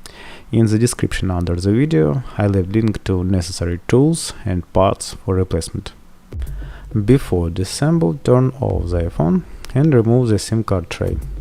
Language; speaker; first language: English; non-native, fluent; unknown